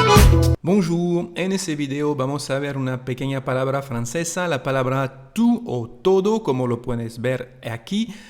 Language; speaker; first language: Spanish; non-native, fluent; French